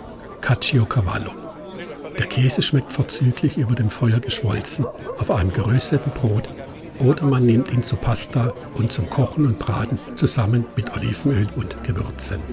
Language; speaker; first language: German; native; German